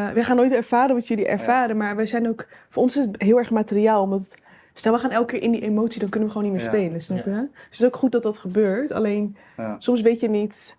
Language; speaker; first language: Dutch; native; Dutch